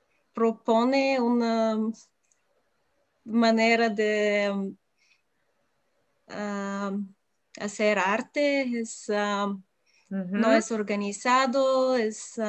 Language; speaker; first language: Spanish; non-native, learner; Bulgarian